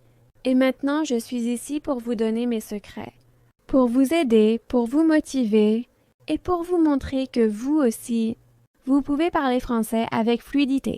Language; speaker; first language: French; non-native, fluent; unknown